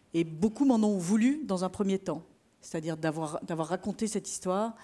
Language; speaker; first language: French; native; French